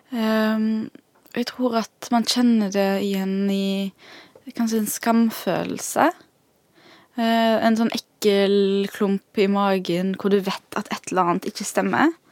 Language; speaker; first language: Norwegian; early bilingual, other home language; Arabic